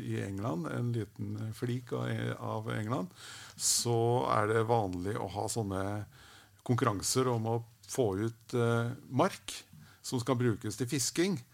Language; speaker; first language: Norwegian; native; Norwegian